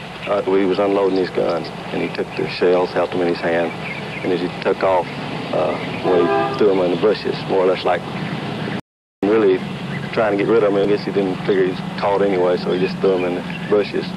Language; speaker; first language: English; native; English